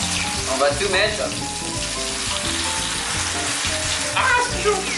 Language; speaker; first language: French; non-native, learner; Malay